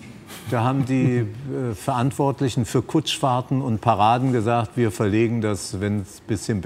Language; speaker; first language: German; native; German